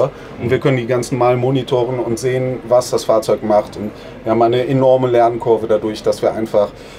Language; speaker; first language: German; native; German